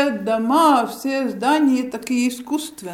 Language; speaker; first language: Russian; non-native, local second language; Latvian